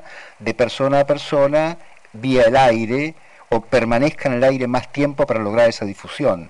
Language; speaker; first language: Spanish; native; Spanish